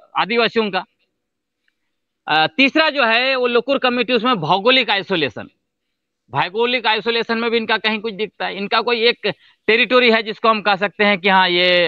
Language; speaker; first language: Hindi; non-native, local second language; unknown